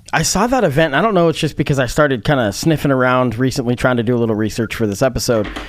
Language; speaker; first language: English; native; English